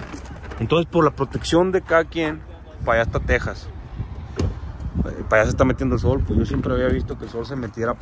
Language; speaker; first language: Spanish; native; Spanish